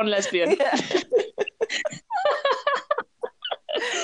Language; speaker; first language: English; native; English